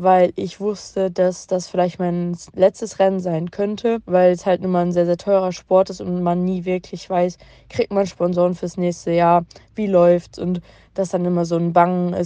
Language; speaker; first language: German; native; German